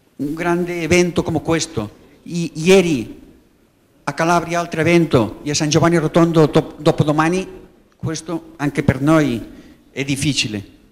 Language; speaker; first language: Italian; non-native, learner; Spanish